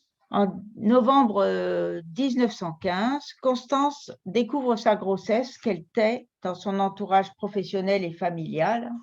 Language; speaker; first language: French; native; French